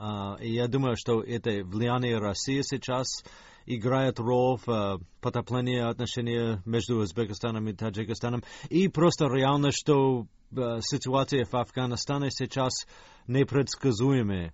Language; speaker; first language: Russian; non-native, fluent; English